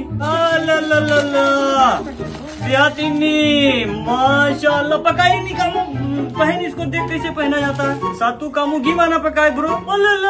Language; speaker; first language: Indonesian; non-native, learner; Hindi